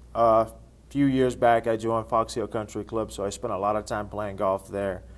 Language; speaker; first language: English; native; English